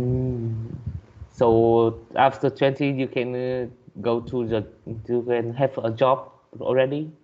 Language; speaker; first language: English; non-native, learner; Vietnamese